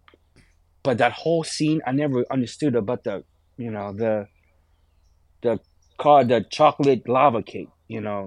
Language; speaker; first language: English; non-native, local second language; Filipino